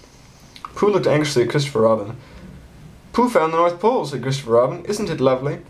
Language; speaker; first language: English; native; English